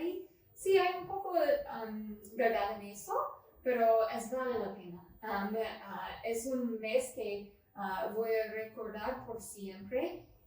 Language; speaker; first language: Spanish; non-native, learner; English